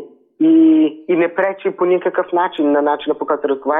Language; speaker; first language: Bulgarian; early bilingual, heritage; Bulgarian